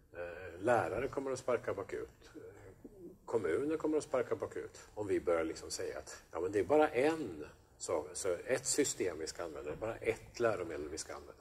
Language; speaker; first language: Swedish; native; Swedish